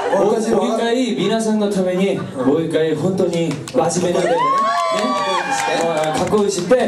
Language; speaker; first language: Japanese; non-native, learner; Korean